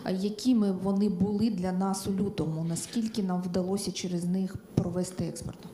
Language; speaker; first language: Ukrainian; native; Ukrainian